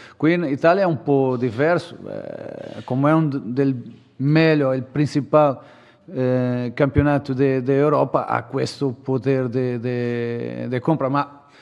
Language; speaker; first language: Italian; non-native, fluent; Portuguese